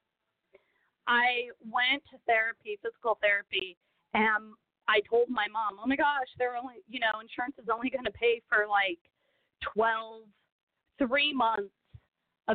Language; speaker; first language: English; non-native, fluent; Portuguese